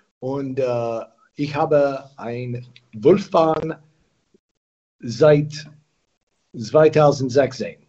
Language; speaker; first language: German; non-native, learner; English